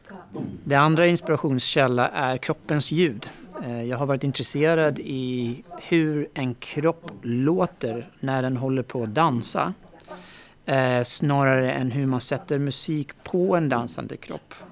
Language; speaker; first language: Swedish; non-native, fluent; English